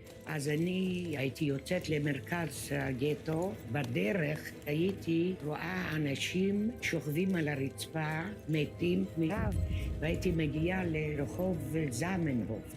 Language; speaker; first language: Hebrew; early bilingual, other home language; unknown